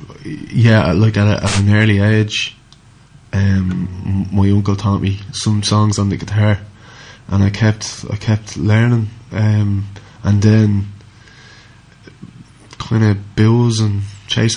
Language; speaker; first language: English; native; English